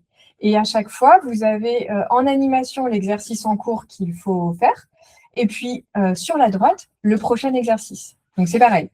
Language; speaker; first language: French; native; French